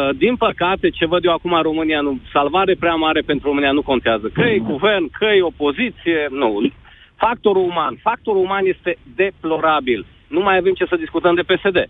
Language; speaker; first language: Romanian; native; Romanian